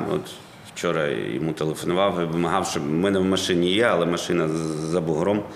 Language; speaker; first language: Ukrainian; native; Ukrainian